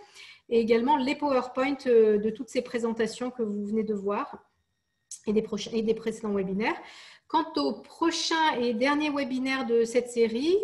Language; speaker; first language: French; native; French